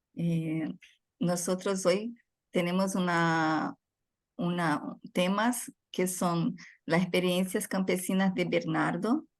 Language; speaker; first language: Spanish; non-native, fluent; Portuguese